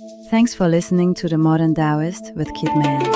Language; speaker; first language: English; native; English